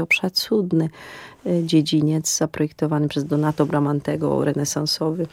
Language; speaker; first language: Polish; native; Polish